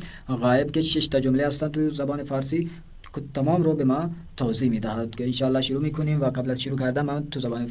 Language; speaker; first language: Persian; non-native, fluent; Urdu